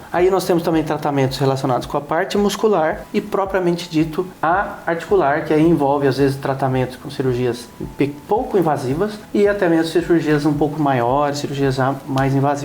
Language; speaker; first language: Portuguese; native; Portuguese